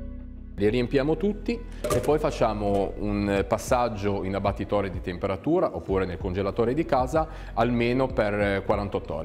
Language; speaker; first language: Italian; native; Italian